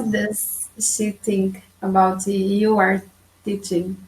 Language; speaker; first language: English; non-native, learner; Portuguese